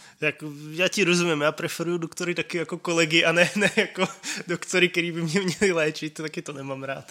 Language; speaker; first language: Czech; native; Czech